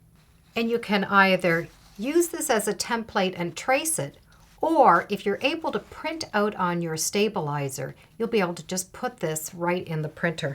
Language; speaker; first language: English; native; English